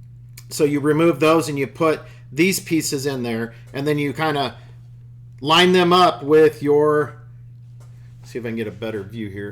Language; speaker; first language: English; native; English